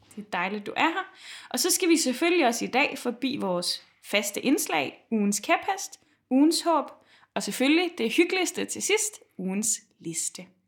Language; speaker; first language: Danish; native; Danish